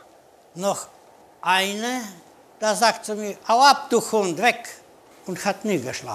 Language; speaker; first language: German; non-native, learner; Polish